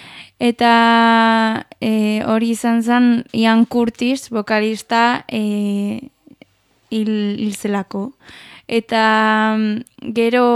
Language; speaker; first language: Basque; non-native, local second language; Spanish